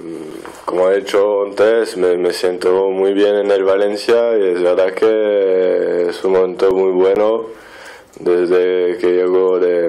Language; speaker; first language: Spanish; non-native, fluent; French